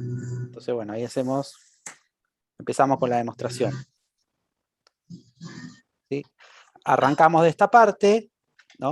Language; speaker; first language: Spanish; native; Spanish